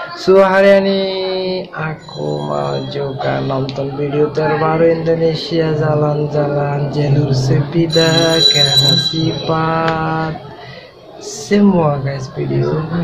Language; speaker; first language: Indonesian; non-native, learner; Bangla